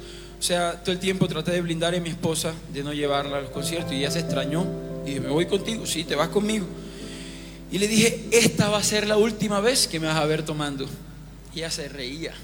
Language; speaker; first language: Spanish; native; Spanish